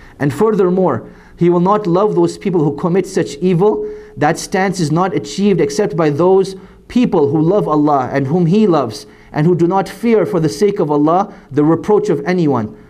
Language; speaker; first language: English; native; English